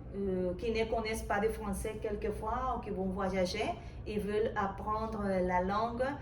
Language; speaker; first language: French; non-native, fluent; Spanish